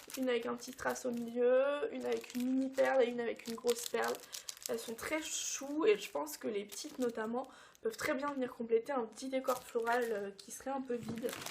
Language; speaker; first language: French; early bilingual, other home language; Portuguese